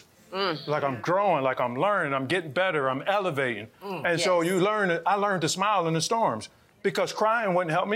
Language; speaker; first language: English; native; English